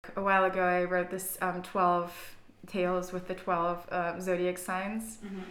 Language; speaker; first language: English; non-native, fluent; Portuguese